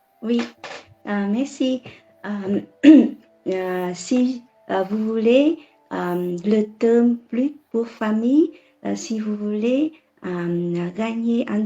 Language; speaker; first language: French; non-native, learner; Vietnamese